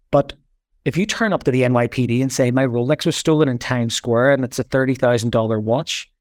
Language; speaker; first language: English; native; English